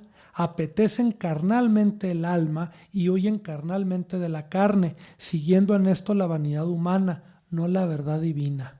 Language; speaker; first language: Spanish; native; Spanish